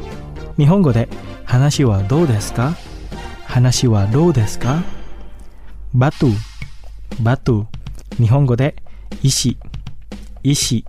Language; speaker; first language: Japanese; non-native, fluent; Indonesian